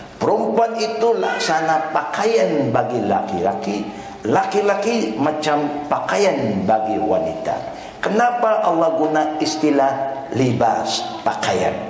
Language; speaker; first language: Malay; non-native, local second language; Chinese